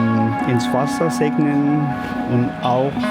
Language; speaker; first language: German; non-native, fluent; Tibetan